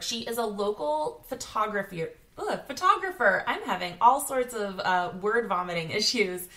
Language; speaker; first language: English; native; English